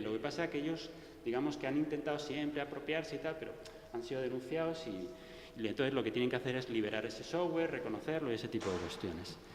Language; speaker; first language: Spanish; native; Spanish